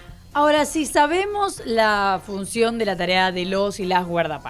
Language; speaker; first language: Spanish; native; Spanish